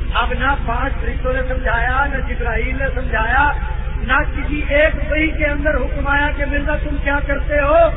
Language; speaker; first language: Urdu; non-native, local second language; Punjabi